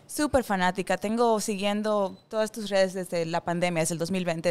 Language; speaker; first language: Spanish; early bilingual, heritage; Spanish